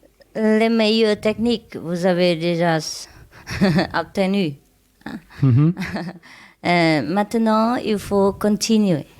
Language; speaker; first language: French; non-native, learner; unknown